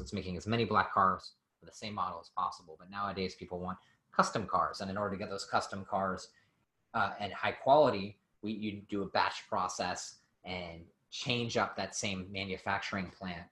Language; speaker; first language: English; native; English